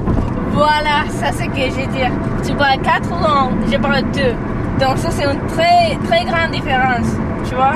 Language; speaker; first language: French; non-native, learner; Spanish